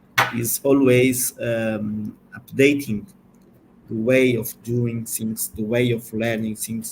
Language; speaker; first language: English; non-native, learner; Portuguese